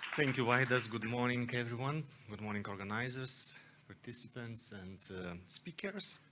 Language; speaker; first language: English; non-native, fluent; Lithuanian